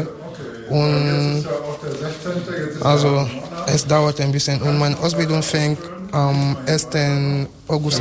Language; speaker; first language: German; non-native, learner; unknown